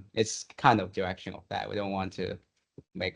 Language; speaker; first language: English; non-native, fluent; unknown